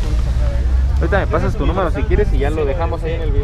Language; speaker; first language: Spanish; native; Spanish